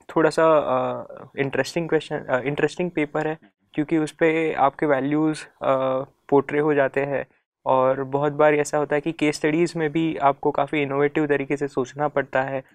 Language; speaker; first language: Hindi; non-native, local second language; Marathi